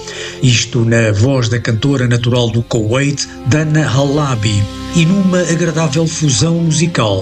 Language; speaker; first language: Portuguese; native; Portuguese